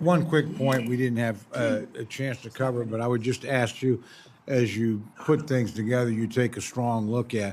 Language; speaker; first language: English; native; English